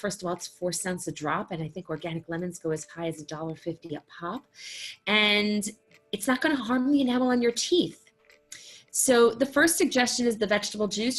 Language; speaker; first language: English; native; English